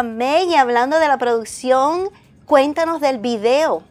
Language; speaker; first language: Spanish; native; Spanish